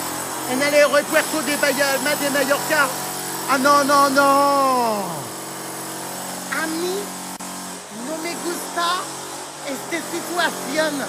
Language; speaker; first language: Spanish; non-native, learner; French